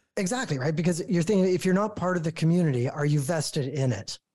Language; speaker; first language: English; native; English